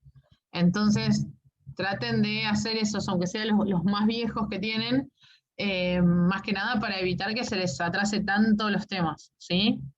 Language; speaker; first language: Spanish; native; Spanish